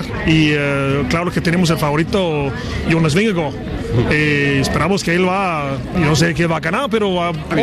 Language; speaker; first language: Spanish; non-native, fluent; Danish